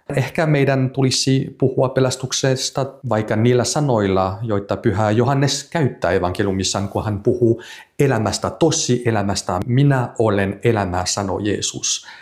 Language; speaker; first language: Finnish; non-native, fluent; French